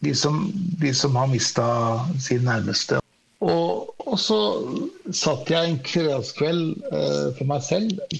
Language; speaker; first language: Norwegian; early bilingual, other home language; Persian